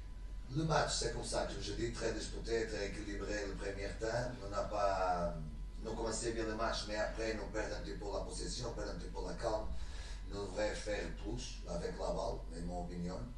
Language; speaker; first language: French; non-native, learner; Portuguese